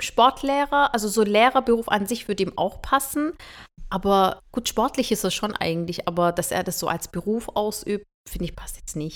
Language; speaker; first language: German; early bilingual, other home language; Turkish